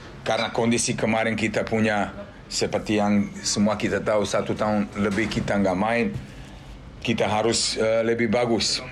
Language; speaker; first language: Indonesian; non-native, fluent; Serbian